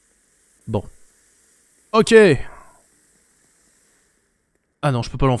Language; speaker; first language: French; native; French